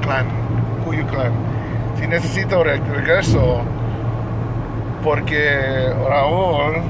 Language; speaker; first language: Spanish; non-native, learner; English